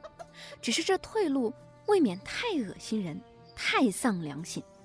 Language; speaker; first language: Chinese; native; Chinese